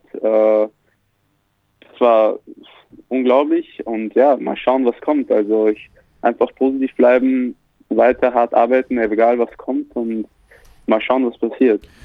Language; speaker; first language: German; native; German